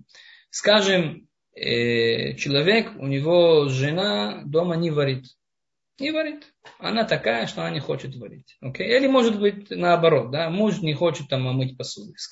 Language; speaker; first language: Russian; non-native, fluent; Hebrew